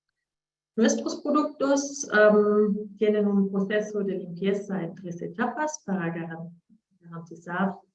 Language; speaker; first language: Spanish; non-native, learner; German